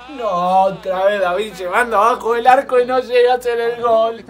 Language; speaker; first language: Spanish; native; Spanish